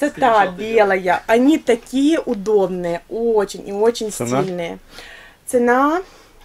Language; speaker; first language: Russian; native; Russian